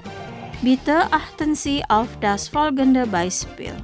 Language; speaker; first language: German; non-native, fluent; Indonesian